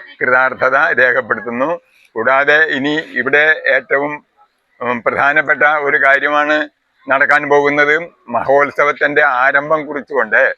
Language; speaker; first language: Malayalam; native; Malayalam